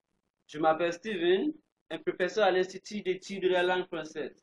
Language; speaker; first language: French; non-native, fluent; English